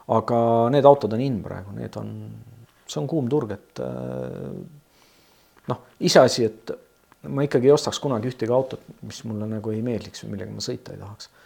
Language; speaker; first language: Estonian; native; Estonian